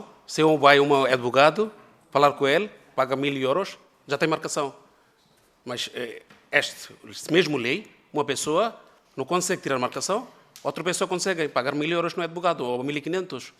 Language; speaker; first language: Portuguese; non-native, learner; Bangla